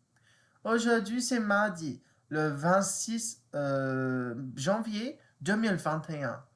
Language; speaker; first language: French; non-native, learner; English